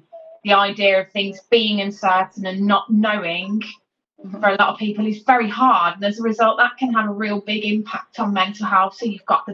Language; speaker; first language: English; native; English